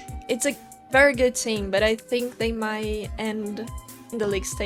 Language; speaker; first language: English; non-native, fluent; Portuguese